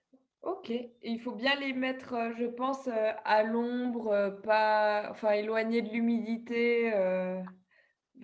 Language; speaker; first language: French; native; French